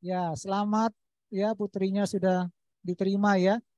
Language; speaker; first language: Indonesian; native; Indonesian